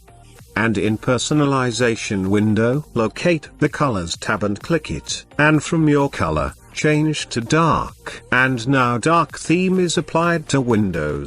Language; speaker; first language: English; non-native, fluent; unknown